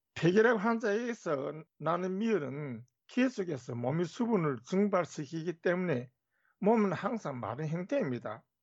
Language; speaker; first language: Korean; native; Korean